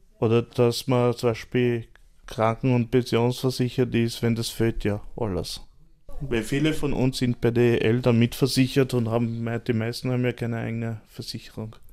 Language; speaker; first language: German; early bilingual, other home language; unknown